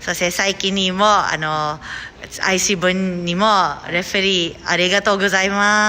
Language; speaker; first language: Japanese; non-native, learner; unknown